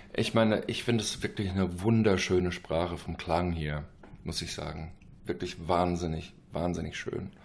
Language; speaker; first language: German; non-native, fluent; English